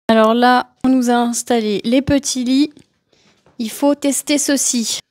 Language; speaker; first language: French; native; French